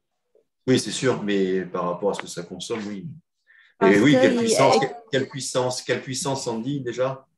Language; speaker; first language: French; native; French